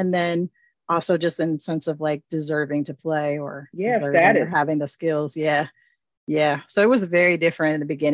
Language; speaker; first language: English; native; English